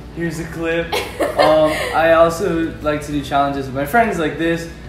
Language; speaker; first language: English; native; English